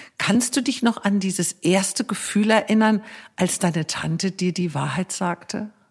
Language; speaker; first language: German; native; German